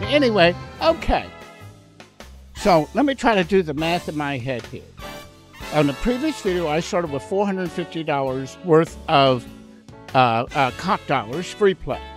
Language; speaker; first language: English; native; English